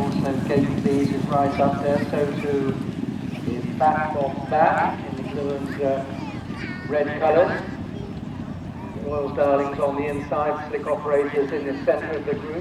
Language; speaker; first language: English; native; English